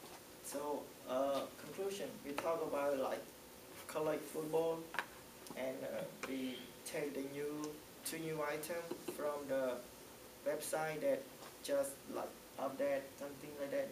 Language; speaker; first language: English; non-native, learner; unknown